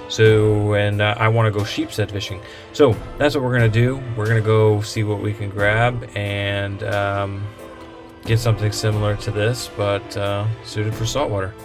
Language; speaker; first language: English; native; English